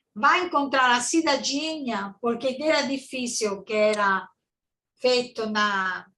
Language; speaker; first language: Portuguese; non-native, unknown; Italian